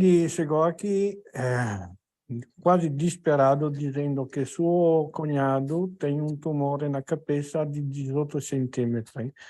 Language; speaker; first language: Portuguese; non-native, learner; Italian